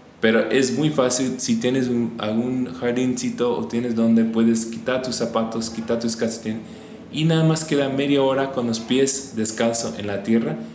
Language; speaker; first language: Spanish; non-native, fluent; English